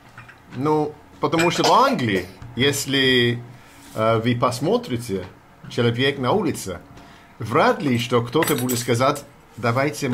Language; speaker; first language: Russian; non-native, learner; English